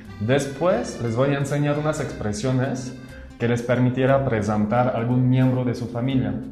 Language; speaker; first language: Spanish; non-native, fluent; French